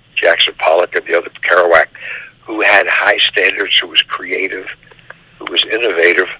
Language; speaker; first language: English; native; English